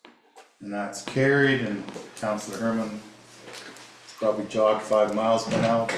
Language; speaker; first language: English; native; English